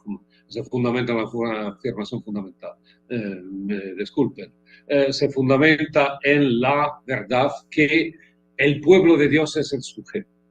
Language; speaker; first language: Spanish; non-native, fluent; Italian